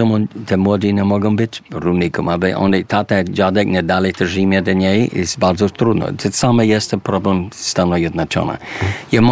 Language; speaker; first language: Polish; early bilingual, heritage; English